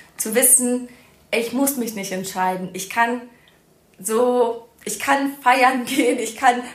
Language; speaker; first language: German; early bilingual, other home language; Persian